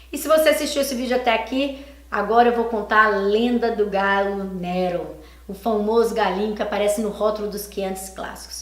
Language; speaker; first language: Portuguese; native; Portuguese